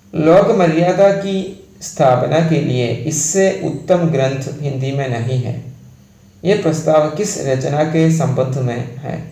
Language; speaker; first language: Hindi; non-native, local second language; Malayalam